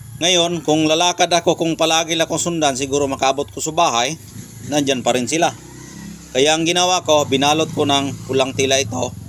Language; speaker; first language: Filipino; non-native, local second language; Cebuano